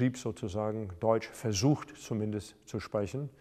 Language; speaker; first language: German; non-native, fluent; English